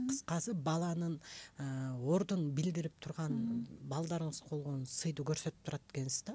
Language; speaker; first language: Kyrgyz; native; Kyrgyz